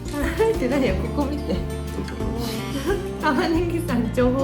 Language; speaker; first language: Japanese; native; Japanese